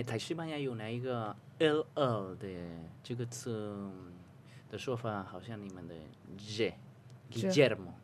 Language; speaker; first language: Chinese; non-native, fluent; Spanish